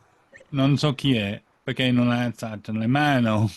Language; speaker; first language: Italian; non-native, fluent; English